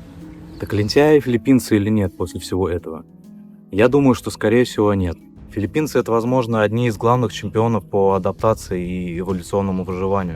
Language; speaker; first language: Russian; native; Russian